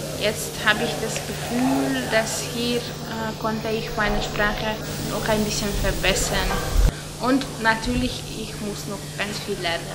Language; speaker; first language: German; non-native, fluent; Hungarian